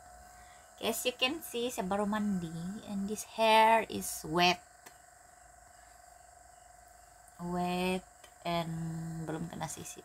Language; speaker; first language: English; non-native, local second language; Malay